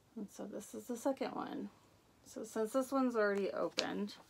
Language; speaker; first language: English; native; English